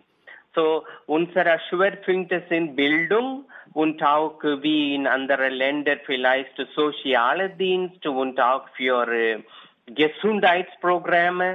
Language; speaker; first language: German; non-native, learner; Tamil